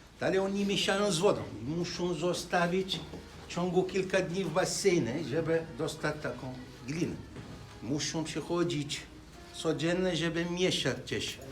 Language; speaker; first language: Polish; non-native, learner; Arabic